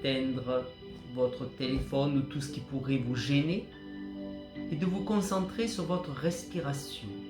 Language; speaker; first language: French; native; French